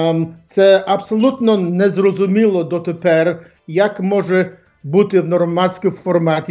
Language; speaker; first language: Ukrainian; early bilingual, heritage; English